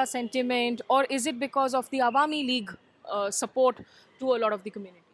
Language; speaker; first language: Hindi; native; Hindi